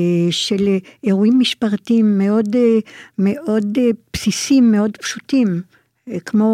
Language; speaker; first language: Hebrew; non-native, fluent; French